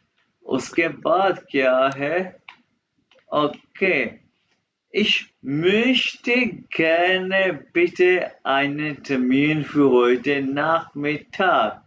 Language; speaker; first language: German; non-native, fluent; Urdu